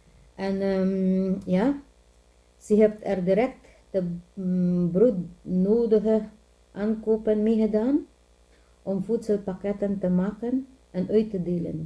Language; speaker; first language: Dutch; non-native, learner; Filipino